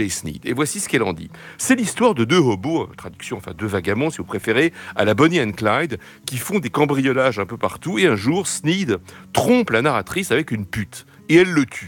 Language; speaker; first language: French; native; French